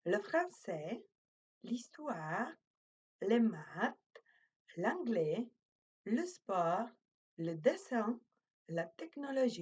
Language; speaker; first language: French; non-native, fluent; Macedonian